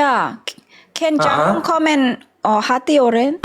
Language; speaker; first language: English; non-native, learner; Thai